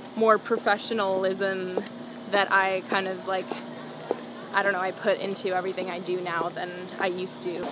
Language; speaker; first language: English; early bilingual, other home language; Spanish